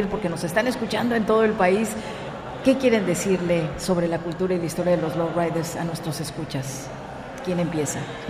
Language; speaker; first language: Spanish; native; Spanish